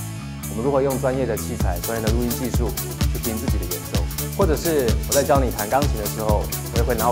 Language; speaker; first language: Chinese; native; Chinese